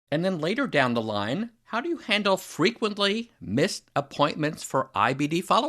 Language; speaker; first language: English; native; English